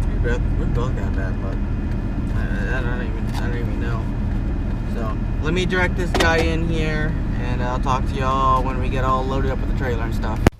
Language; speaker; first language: English; native; English